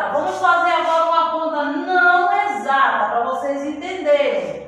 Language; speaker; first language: Portuguese; native; Portuguese